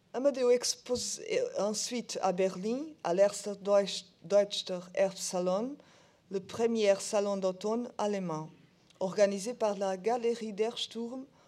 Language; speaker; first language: French; non-native, learner; Portuguese